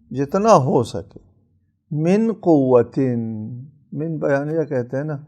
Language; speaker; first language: Urdu; native; Urdu